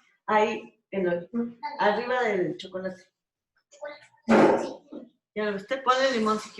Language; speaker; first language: Spanish; native; Spanish